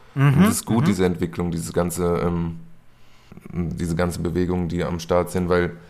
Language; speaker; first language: German; native; German